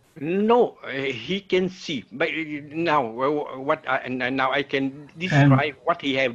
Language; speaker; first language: English; non-native, learner; Vietnamese